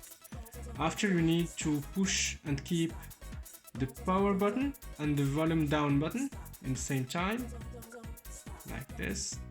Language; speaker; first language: English; non-native, fluent; French